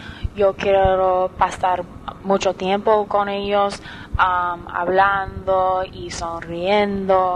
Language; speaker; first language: Spanish; non-native, learner; English